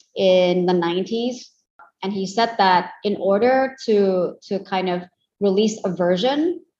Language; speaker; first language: English; non-native, fluent; Indonesian